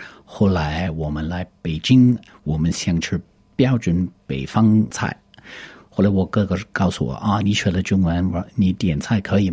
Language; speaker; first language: Chinese; non-native, fluent; English